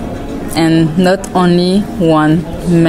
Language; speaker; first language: English; non-native, learner; French